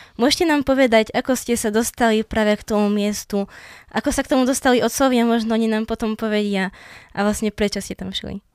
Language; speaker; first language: Slovak; native; Slovak